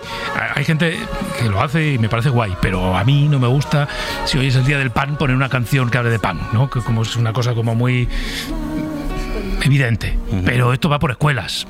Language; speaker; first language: Spanish; native; Spanish